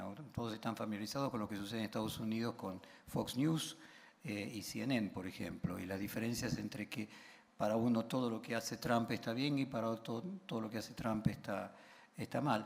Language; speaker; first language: Spanish; native; Spanish